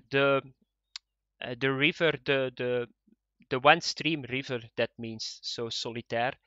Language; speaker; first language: English; non-native, fluent; Dutch